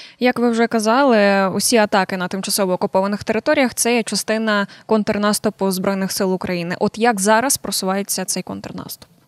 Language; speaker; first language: Ukrainian; native; Ukrainian